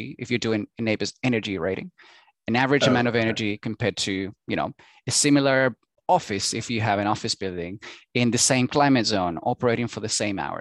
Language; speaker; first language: English; non-native, fluent; Spanish